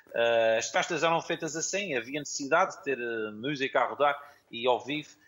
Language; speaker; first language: Portuguese; native; Portuguese